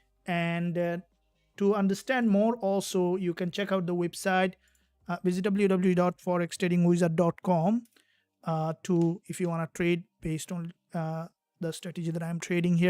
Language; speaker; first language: English; non-native, fluent; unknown